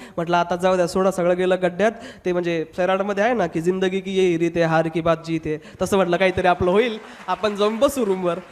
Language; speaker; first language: Marathi; non-native, local second language; Hindi